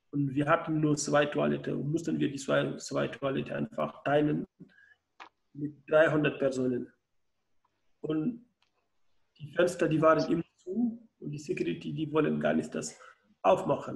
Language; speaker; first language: German; non-native, learner; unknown